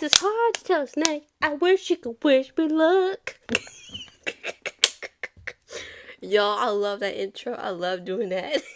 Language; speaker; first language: English; native; English